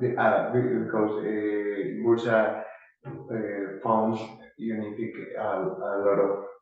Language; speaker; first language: English; non-native, learner; Spanish